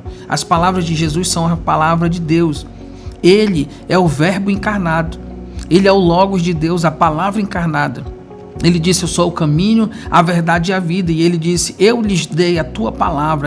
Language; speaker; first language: Portuguese; native; Portuguese